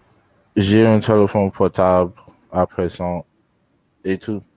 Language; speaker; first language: French; non-native, learner; English